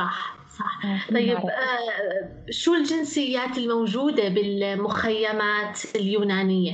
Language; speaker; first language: Arabic; native; Arabic